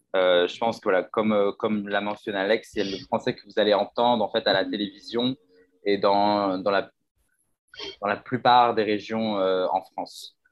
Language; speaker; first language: French; native; French